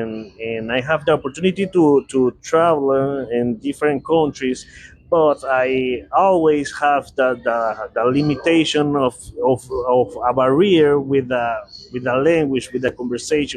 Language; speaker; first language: English; non-native, learner; Spanish